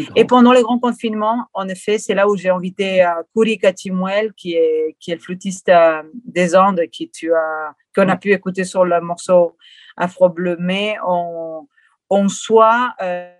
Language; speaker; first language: French; non-native, fluent; Spanish